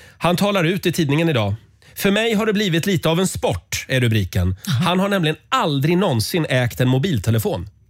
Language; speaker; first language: Swedish; native; Swedish